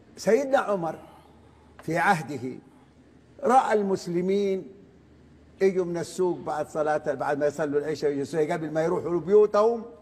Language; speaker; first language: Arabic; non-native, fluent; Wolof